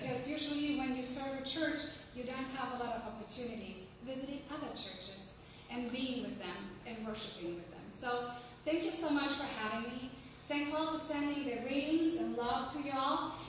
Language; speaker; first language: English; non-native, fluent; German